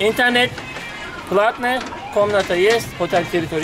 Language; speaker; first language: Russian; non-native, learner; Turkish